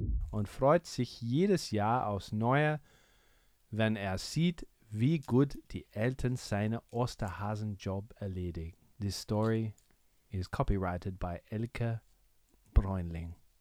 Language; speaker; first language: German; non-native, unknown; English